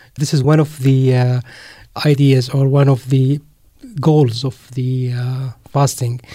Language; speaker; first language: English; non-native, fluent; Arabic